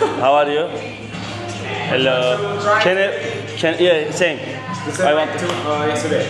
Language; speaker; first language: English; non-native, learner; Turkish